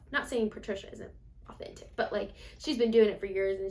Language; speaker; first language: English; native; English